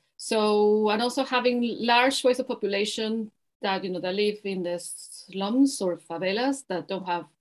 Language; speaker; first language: English; non-native, fluent; Spanish